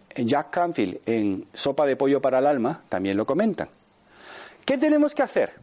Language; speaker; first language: Spanish; native; Spanish